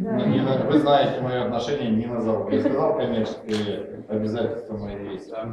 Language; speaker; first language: Russian; native; Russian